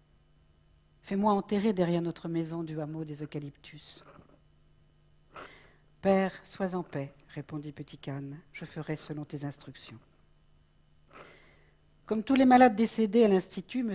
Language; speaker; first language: French; native; French